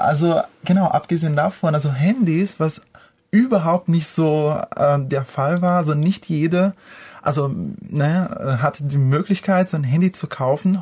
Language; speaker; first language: German; non-native, fluent; Portuguese